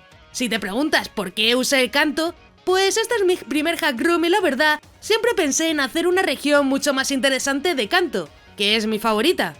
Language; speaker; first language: Spanish; native; Spanish